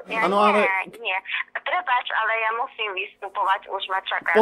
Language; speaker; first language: Slovak; non-native, local second language; Hungarian